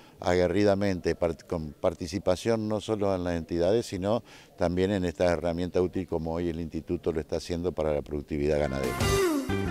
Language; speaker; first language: Spanish; native; Spanish